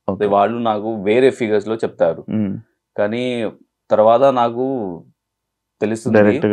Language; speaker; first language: Telugu; non-native, learner; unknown